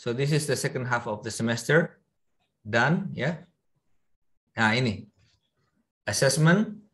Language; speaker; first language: English; non-native, fluent; Indonesian